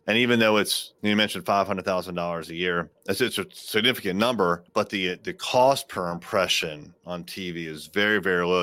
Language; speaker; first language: English; native; English